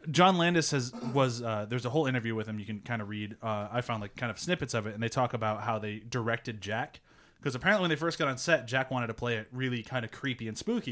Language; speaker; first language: English; native; English